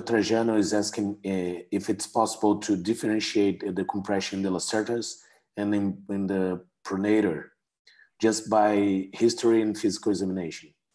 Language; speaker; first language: English; non-native, fluent; Portuguese